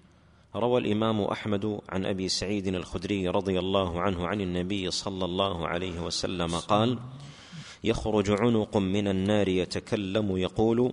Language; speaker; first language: Arabic; native; Arabic